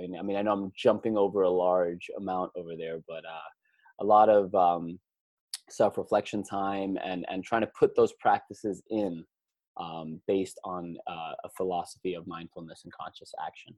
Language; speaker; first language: English; native; English